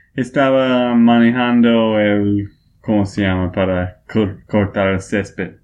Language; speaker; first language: Spanish; non-native, fluent; English